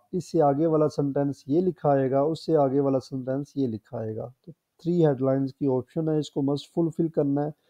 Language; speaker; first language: Urdu; non-native, local second language; Punjabi